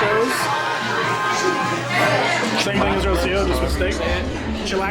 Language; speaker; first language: English; native; English